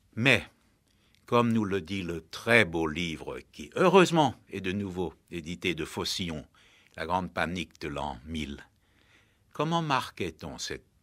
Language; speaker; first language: French; native; French